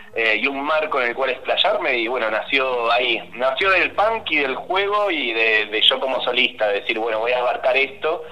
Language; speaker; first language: Spanish; native; Spanish